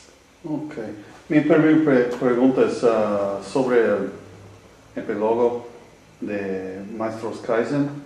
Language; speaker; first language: Spanish; non-native, learner; English